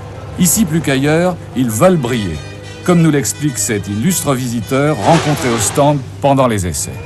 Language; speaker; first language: French; native; French